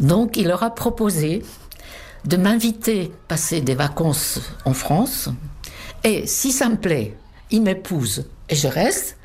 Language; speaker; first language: French; non-native, fluent; Czech